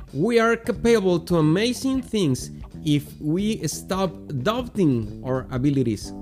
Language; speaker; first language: English; non-native, learner; Spanish